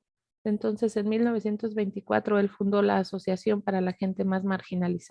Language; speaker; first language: Spanish; native; Spanish